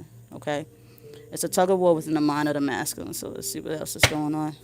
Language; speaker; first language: English; native; English